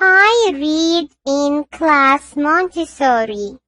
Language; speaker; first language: English; non-native, learner; Urdu